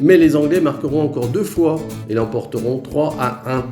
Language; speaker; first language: French; native; French